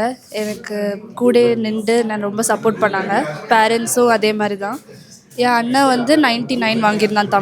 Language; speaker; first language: Tamil; early bilingual, heritage; Tamil